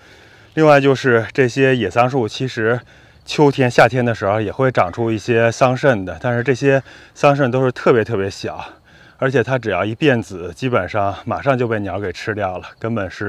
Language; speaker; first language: Chinese; native; Chinese